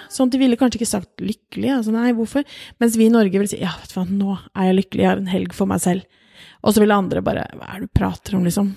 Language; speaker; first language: Norwegian; native; Norwegian